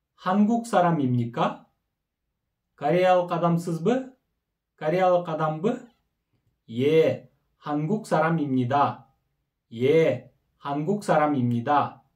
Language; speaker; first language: Korean; non-native, learner; Kyrgyz